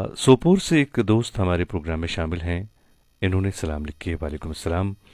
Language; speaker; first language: Hindi; non-native, local second language; Kashmiri